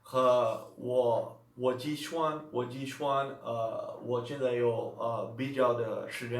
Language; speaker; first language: Chinese; non-native, learner; Dutch